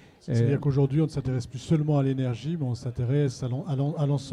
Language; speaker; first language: French; native; French